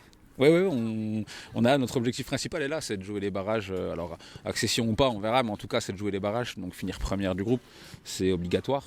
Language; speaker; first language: French; native; French